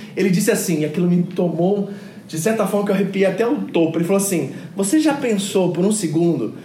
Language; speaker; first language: Portuguese; early bilingual, other home language; English